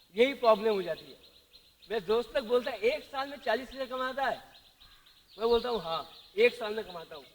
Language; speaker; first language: Hindi; non-native, local second language; Bangla